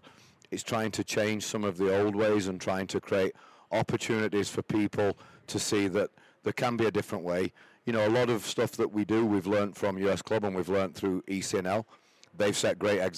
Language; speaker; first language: English; native; English